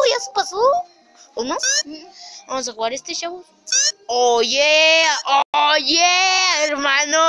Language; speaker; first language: Spanish; native; Spanish